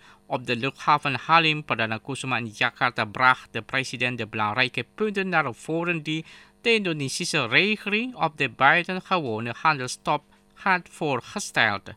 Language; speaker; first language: Dutch; non-native, fluent; Indonesian